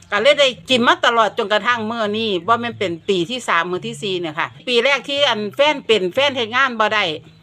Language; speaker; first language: Thai; non-native, local second language; Northeastern Thai